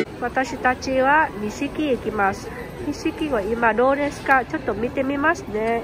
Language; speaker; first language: Japanese; non-native, learner; Vietnamese